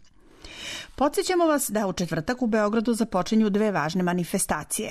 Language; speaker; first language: Serbian; native; Serbian